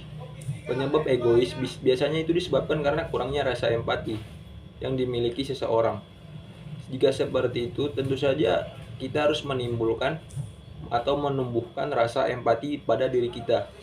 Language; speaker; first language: Indonesian; native; Indonesian